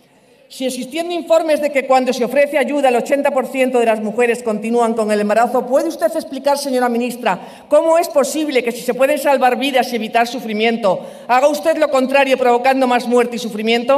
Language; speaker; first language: Spanish; native; Spanish